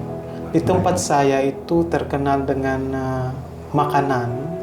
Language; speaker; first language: Indonesian; non-native, fluent; Hiligaynon